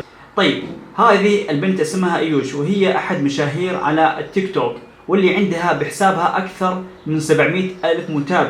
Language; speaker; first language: Arabic; native; Arabic